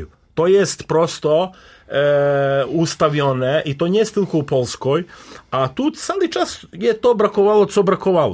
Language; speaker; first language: Polish; non-native, learner; Serbian